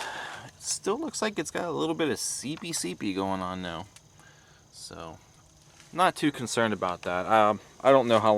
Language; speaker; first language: English; native; English